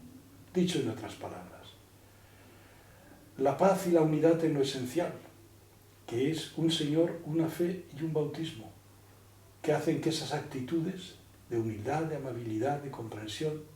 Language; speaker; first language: Spanish; native; Spanish